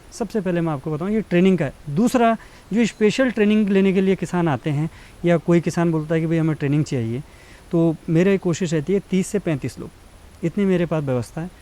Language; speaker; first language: Hindi; native; Hindi